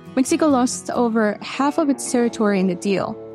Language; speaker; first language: English; early bilingual, other home language; Spanish